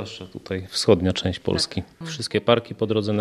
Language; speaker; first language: Polish; native; Polish